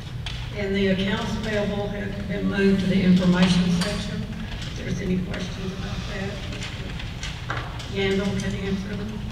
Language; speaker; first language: English; native; English